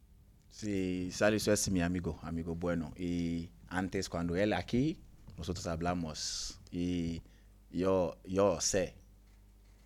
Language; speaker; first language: Spanish; non-native, learner; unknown